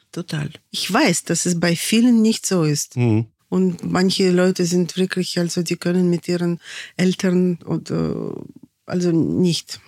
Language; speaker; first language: German; non-native, fluent; Russian